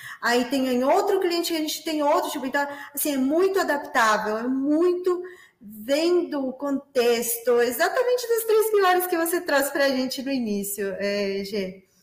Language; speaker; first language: Portuguese; non-native, fluent; Spanish